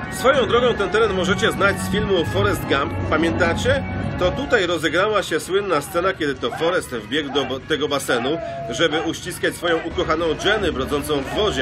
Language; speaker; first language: Polish; native; Polish